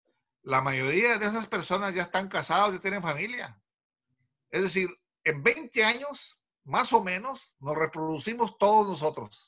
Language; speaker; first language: Spanish; early bilingual, other home language; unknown